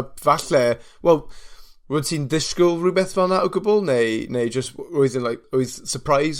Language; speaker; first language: Welsh; non-native, fluent; English